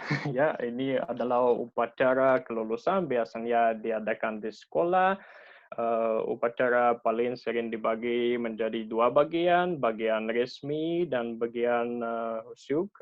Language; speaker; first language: Indonesian; non-native, fluent; Russian